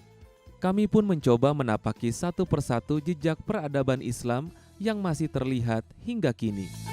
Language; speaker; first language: Indonesian; native; Indonesian